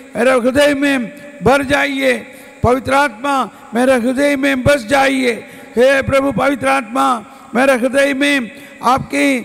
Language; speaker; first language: Hindi; non-native, local second language; Malayalam